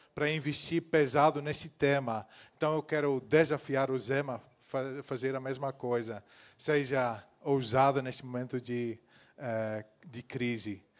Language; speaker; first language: Portuguese; non-native, fluent; Dutch